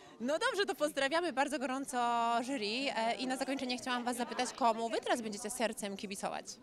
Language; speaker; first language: Polish; native; Polish